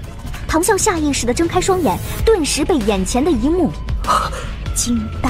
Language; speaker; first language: Chinese; native; Chinese